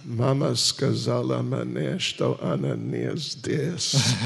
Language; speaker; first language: Russian; non-native, learner; English